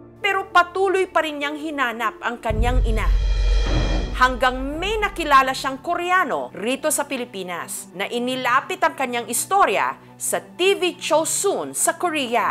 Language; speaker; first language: Filipino; native; Filipino